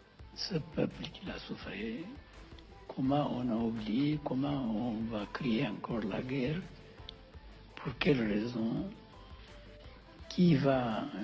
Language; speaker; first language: French; non-native, fluent; Amharic